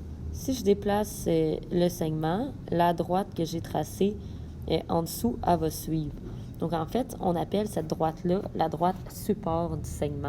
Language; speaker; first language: French; native; French